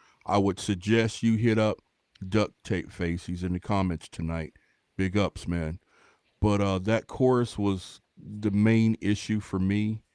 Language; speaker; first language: English; native; English